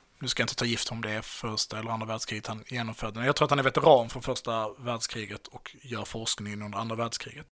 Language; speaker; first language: Swedish; native; Swedish